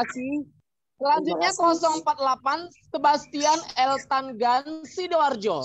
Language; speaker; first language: Indonesian; native; Indonesian